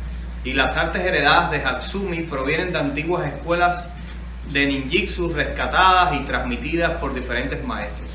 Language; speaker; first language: Spanish; native; Spanish